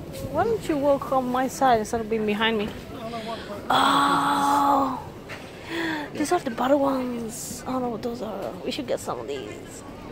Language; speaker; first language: English; non-native, fluent; Italian